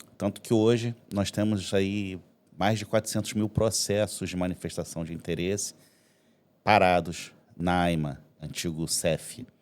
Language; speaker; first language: Portuguese; native; Portuguese